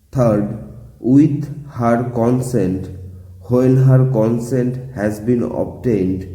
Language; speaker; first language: English; non-native, local second language; Bangla